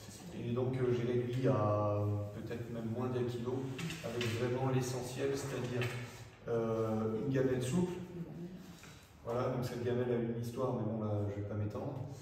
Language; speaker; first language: French; native; French